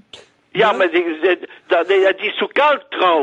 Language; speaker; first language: German; non-native, learner; French